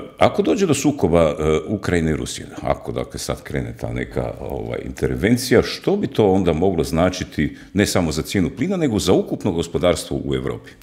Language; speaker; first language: Croatian; native; Croatian